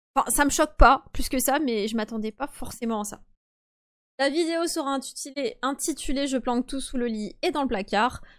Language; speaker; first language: French; early bilingual, other home language; Polish